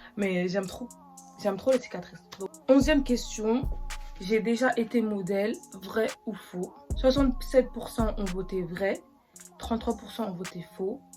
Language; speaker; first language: French; native; French